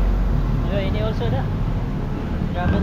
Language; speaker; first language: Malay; non-native, learner; Filipino